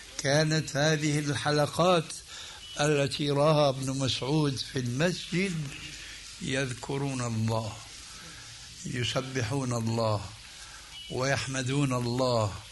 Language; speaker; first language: Arabic; native; Arabic